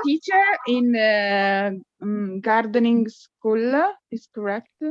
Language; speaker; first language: English; non-native, learner; Italian